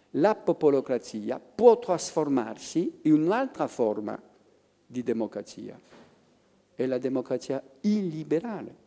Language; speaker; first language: Italian; non-native, fluent; French